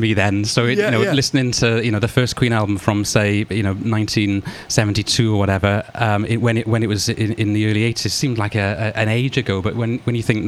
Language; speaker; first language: English; native; English